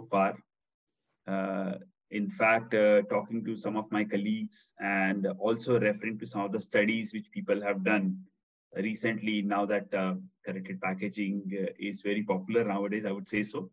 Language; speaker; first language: English; non-native, local second language; Hindi